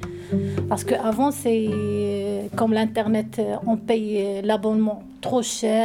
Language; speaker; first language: French; non-native, learner; Arabic